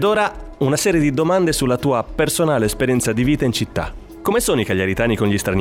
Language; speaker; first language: Italian; native; Italian